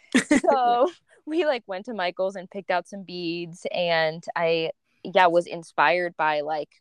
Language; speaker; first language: English; early bilingual, other home language; Spanish